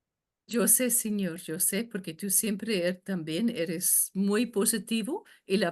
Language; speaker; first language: Spanish; non-native, fluent; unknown